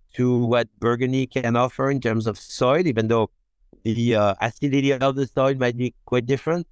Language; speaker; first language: English; non-native, fluent; French